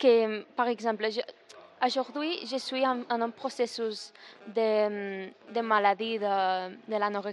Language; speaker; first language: French; non-native, learner; Catalan